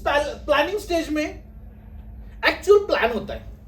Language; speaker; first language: Hindi; non-native, local second language; Marathi